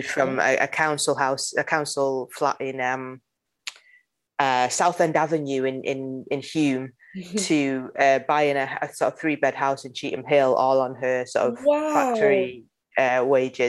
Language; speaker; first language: English; native; English